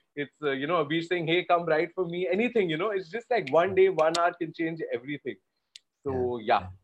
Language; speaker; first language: English; non-native, local second language; Gujarati